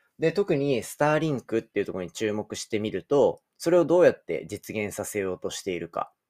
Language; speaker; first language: Japanese; native; Japanese